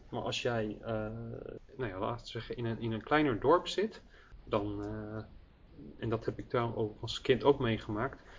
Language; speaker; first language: Dutch; early bilingual, heritage; Dutch